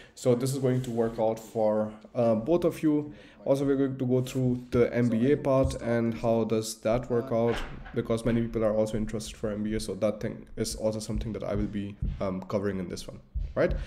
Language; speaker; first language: English; non-native, local second language; Hindi